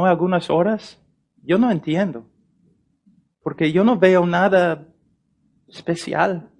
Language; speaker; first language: Spanish; non-native, fluent; English